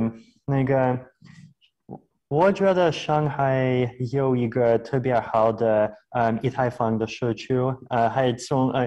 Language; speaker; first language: Chinese; non-native, fluent; Russian